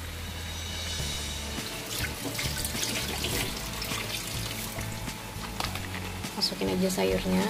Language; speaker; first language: Indonesian; native; Indonesian